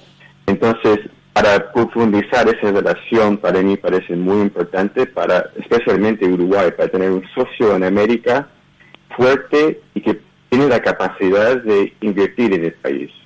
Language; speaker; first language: Spanish; early bilingual, heritage; Spanish